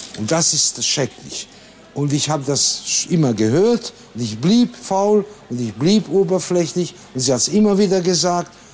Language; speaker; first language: German; non-native, fluent; Hungarian